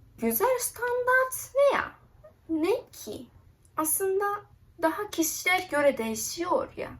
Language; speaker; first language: Turkish; non-native, learner; Japanese